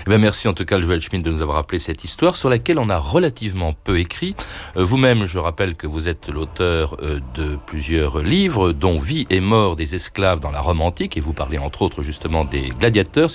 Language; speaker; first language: French; native; French